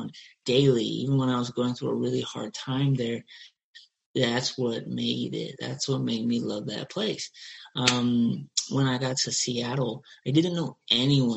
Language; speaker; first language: English; native; English